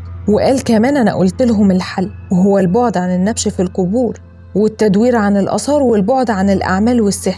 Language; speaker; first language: Arabic; native; Arabic